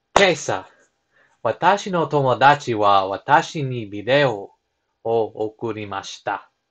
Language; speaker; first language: Japanese; non-native, learner; English